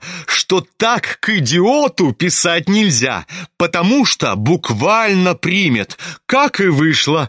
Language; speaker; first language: Russian; native; Russian